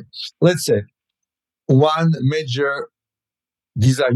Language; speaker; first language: English; non-native, fluent; French